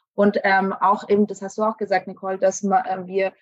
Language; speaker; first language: German; native; German